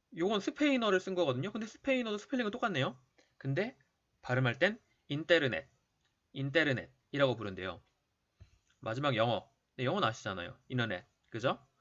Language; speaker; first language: Korean; native; Korean